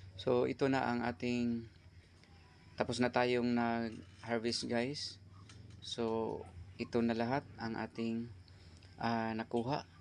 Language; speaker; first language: Filipino; non-native, local second language; Cebuano